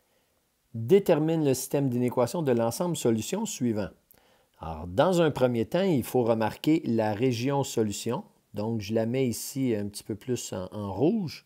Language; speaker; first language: French; native; French